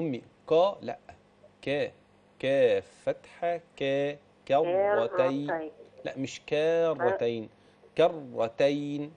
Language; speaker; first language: Arabic; native; Arabic